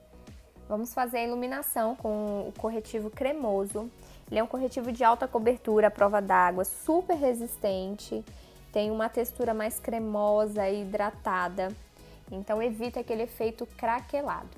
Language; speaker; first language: Portuguese; native; Portuguese